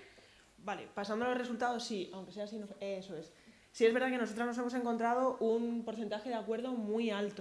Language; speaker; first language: Spanish; native; Spanish